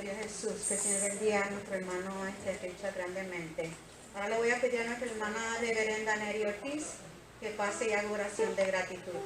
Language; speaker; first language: Spanish; native; Spanish